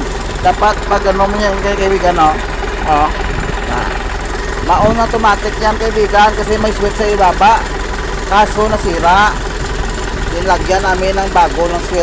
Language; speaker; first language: Filipino; non-native, local second language; Cebuano